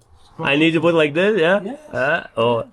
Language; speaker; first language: English; non-native, learner; Lithuanian